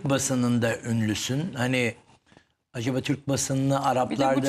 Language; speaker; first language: Turkish; native; Turkish